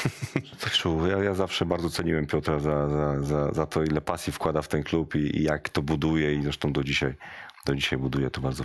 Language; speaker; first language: Polish; native; Polish